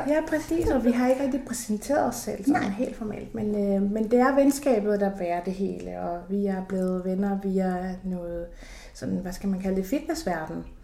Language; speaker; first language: Danish; non-native, fluent; Spanish